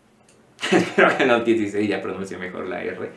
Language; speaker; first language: Spanish; native; Spanish